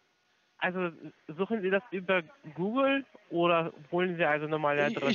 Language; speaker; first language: German; non-native, fluent; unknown